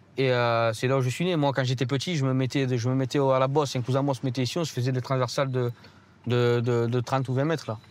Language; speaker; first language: French; native; French